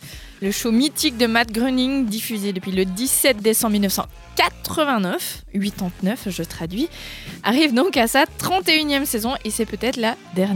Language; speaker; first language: French; native; French